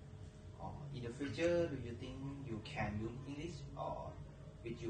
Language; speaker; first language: English; non-native, learner; Thai